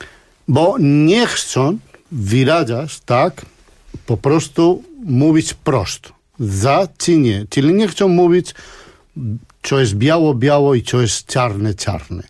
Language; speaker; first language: Polish; non-native, fluent; Spanish